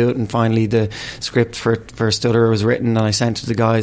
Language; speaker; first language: English; native; English